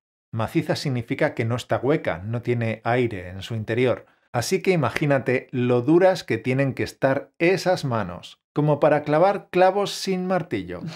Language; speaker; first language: Spanish; native; Spanish